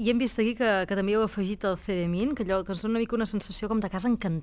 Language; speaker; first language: Catalan; native; Catalan